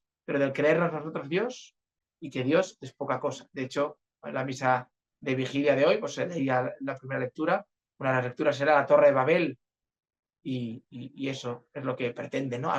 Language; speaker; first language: Spanish; native; Spanish